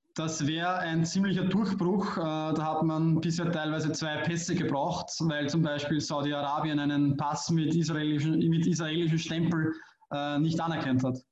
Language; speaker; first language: German; native; German